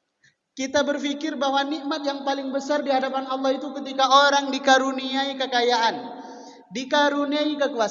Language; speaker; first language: Indonesian; native; Indonesian